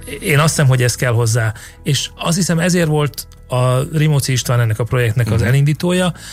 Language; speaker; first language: Hungarian; native; Hungarian